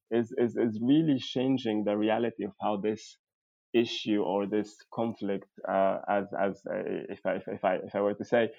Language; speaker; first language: English; non-native, fluent; Arabic